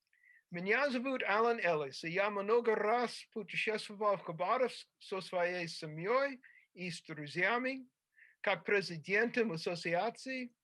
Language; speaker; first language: Russian; non-native, fluent; English